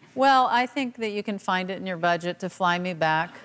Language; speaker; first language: English; native; English